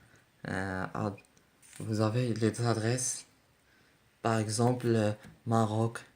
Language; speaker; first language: French; non-native, learner; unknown